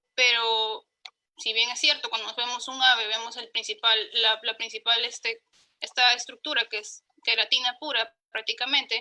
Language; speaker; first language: Spanish; native; Spanish